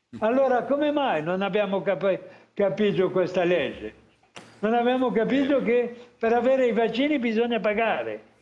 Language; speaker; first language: Italian; non-native, fluent; French